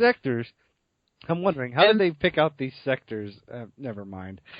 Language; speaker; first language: English; native; English